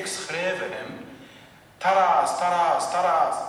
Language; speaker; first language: Dutch; non-native, learner; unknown